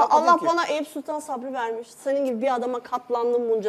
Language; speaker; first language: Turkish; native; Turkish